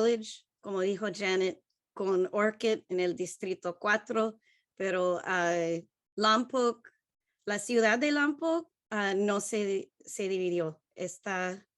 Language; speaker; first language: Spanish; non-native, learner; English